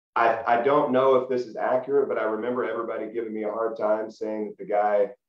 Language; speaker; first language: English; native; English